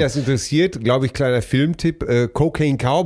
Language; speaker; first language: German; native; German